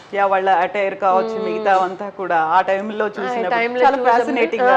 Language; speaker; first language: Telugu; native; Telugu